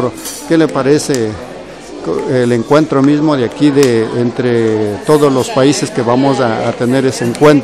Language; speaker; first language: Spanish; native; Spanish